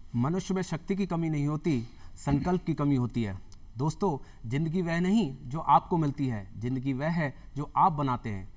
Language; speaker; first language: Hindi; native; Hindi